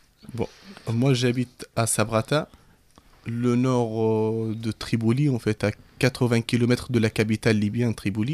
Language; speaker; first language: French; non-native, fluent; Arabic